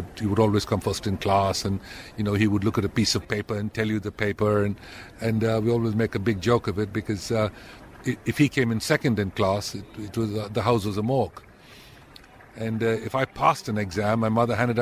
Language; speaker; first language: English; non-native, local second language; Tamil